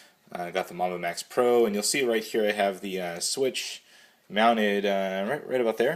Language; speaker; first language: English; native; English